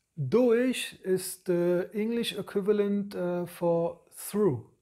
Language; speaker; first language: English; non-native, fluent; German